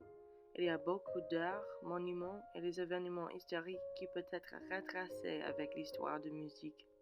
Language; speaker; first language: French; non-native, learner; English